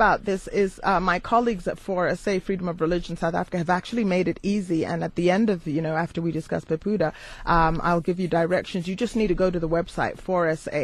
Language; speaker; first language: English; native; English